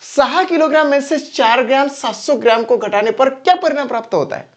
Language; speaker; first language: Hindi; non-native, local second language; Marathi